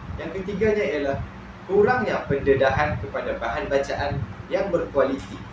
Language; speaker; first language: Malay; native; Malay